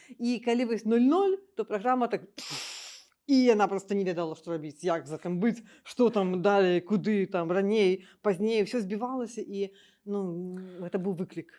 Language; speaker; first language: Belarusian; native; Belarusian